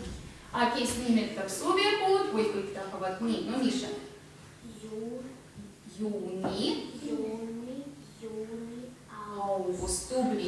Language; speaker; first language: Estonian; non-native, local second language; Russian